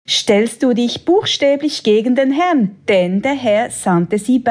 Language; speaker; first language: German; native; German